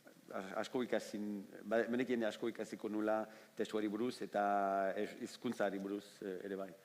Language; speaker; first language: Basque; non-native, fluent; French